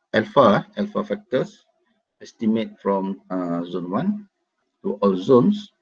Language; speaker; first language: English; non-native, local second language; Malay